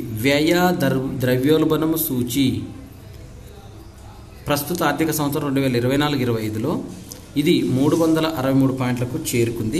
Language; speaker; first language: Telugu; native; Telugu